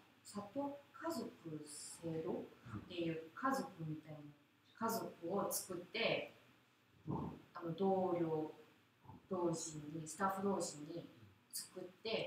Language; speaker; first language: Japanese; non-native, fluent; Korean